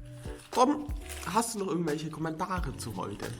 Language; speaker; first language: German; native; German